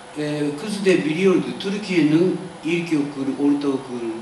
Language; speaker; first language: Turkish; non-native, learner; Japanese